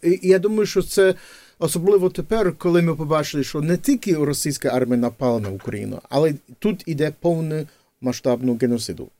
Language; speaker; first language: Ukrainian; early bilingual, heritage; English